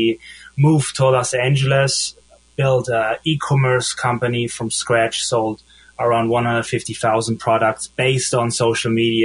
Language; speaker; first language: English; non-native, fluent; German